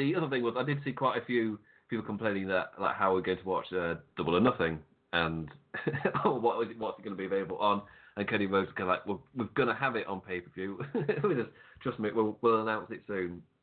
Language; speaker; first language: English; native; English